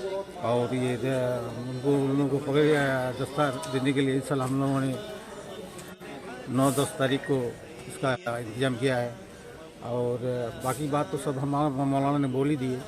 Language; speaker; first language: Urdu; non-native, local second language; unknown